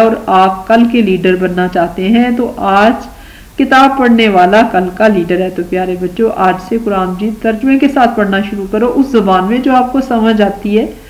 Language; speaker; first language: Urdu; non-native, local second language; Punjabi